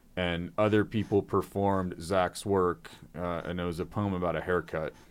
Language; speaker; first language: English; native; English